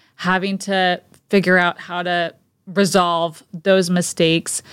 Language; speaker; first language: English; native; English